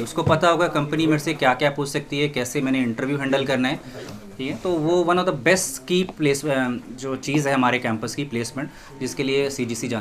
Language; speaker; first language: Hindi; native; Hindi